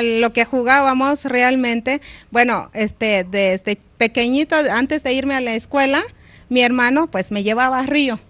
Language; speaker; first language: Spanish; non-native, local second language; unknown